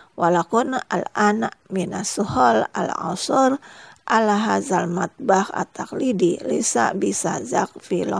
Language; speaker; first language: Arabic; non-native, fluent; Indonesian